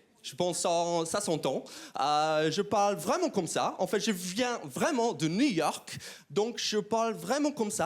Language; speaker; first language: French; non-native, fluent; English